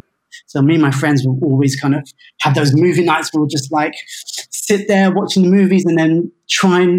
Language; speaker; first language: English; native; English